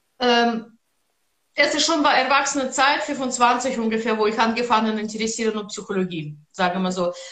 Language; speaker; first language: German; non-native, learner; Russian